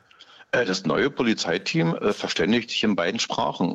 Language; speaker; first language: German; native; German